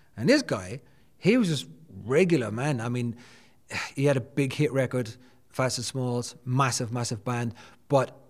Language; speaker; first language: English; native; English